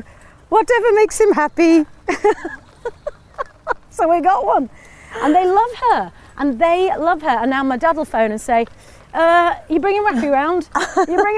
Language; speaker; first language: English; native; English